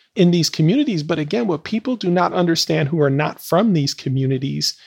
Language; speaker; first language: English; native; English